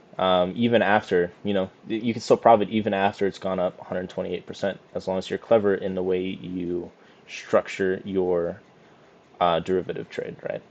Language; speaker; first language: English; native; English